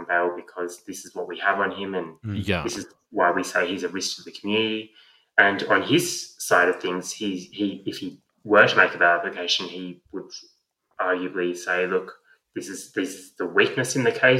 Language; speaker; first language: English; native; English